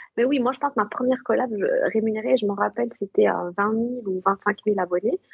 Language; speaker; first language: French; non-native, local second language; Arabic